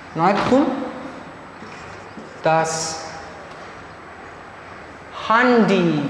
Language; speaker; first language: German; non-native, fluent; Marathi